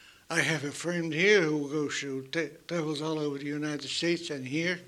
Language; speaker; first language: English; non-native, fluent; Dutch